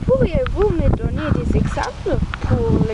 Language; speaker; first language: French; non-native, learner; German